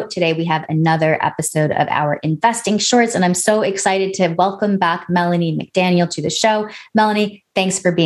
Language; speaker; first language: English; native; English